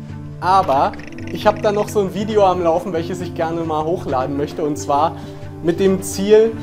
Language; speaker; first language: German; native; German